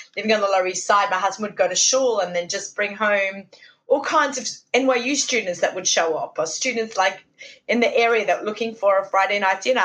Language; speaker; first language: English; native; English